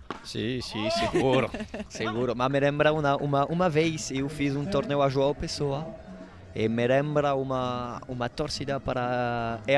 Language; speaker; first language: Portuguese; non-native, learner; Italian